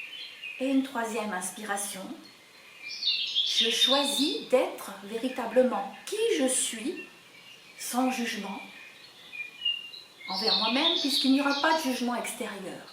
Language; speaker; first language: French; native; French